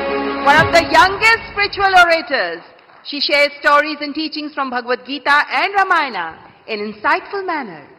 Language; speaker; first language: Hindi; native; Hindi